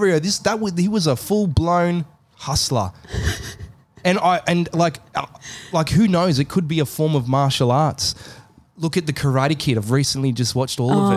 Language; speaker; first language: English; native; English